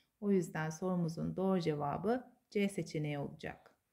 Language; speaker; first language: Turkish; native; Turkish